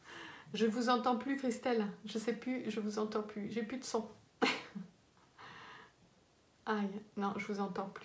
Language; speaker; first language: French; native; French